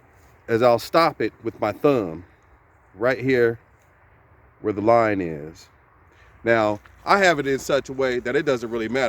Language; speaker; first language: English; native; English